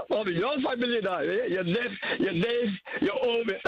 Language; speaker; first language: Dutch; non-native, learner; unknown